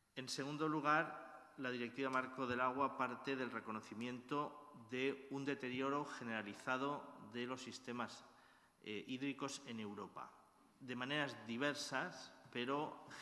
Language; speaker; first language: Spanish; native; Spanish